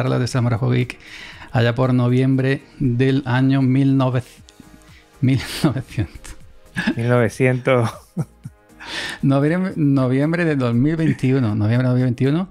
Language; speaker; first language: Spanish; native; Spanish